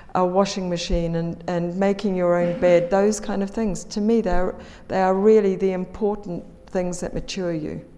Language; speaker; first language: English; native; English